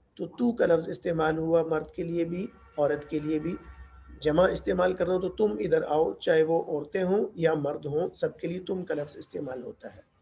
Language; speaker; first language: Urdu; native; Urdu